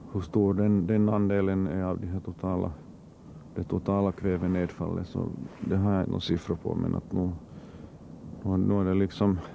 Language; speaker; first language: Swedish; native; Swedish